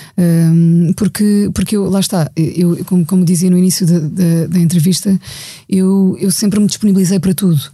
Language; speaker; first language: Portuguese; native; Portuguese